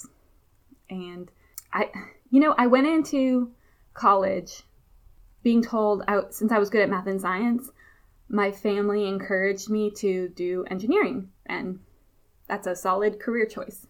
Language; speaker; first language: English; native; English